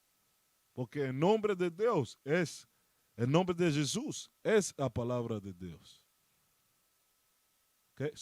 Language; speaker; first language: Portuguese; non-native, fluent; Spanish